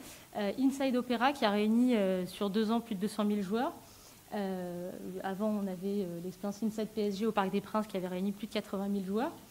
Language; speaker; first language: French; native; French